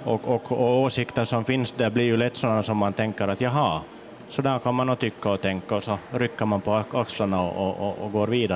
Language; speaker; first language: Swedish; native; Swedish